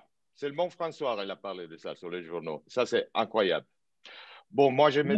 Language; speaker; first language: French; non-native, fluent; Italian